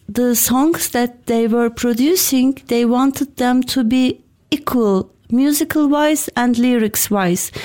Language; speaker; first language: English; non-native, fluent; Turkish